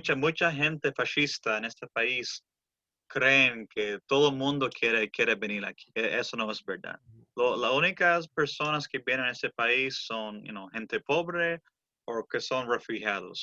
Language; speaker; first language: Spanish; early bilingual, heritage; Spanish